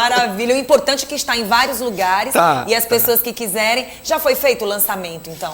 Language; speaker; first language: Portuguese; native; Portuguese